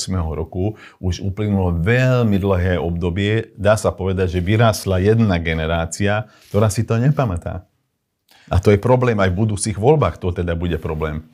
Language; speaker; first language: Slovak; non-native, local second language; Hungarian